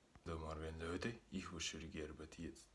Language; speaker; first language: German; non-native, learner; Russian